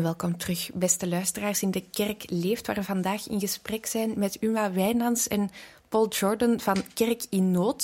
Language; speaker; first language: Dutch; native; Dutch